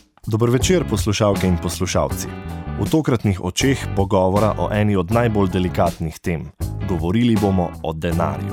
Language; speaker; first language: Slovenian; native; Slovenian